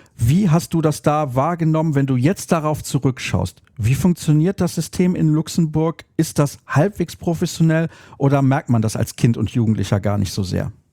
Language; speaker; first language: German; native; German